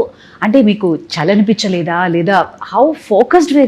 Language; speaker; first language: Telugu; native; Telugu